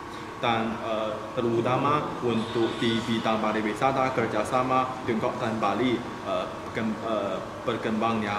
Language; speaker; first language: Indonesian; non-native, fluent; Chinese